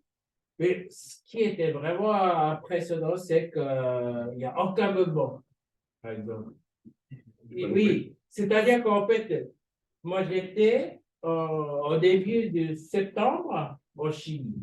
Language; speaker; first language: French; non-native, fluent; Japanese